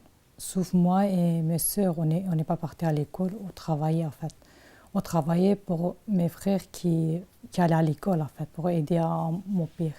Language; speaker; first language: French; non-native, learner; Turkish